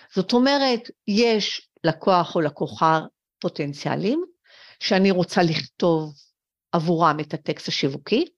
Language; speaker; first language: Hebrew; early bilingual, other home language; French